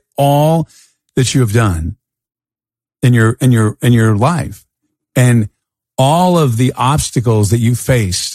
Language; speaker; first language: English; native; English